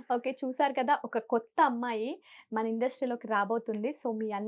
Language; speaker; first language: Telugu; native; Telugu